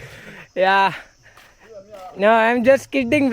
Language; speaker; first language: English; non-native, learner; Malayalam